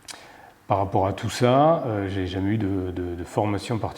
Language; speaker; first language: French; native; French